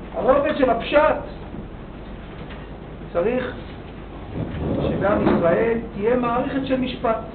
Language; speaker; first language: Hebrew; native; Hebrew